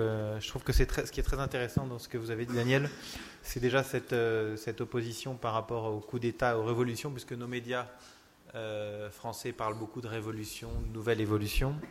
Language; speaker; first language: French; native; French